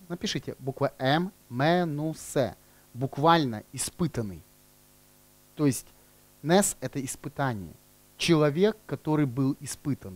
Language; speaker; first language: Russian; native; Russian